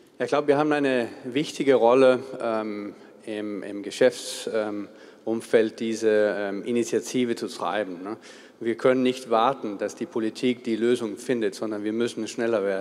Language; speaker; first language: German; non-native, fluent; Danish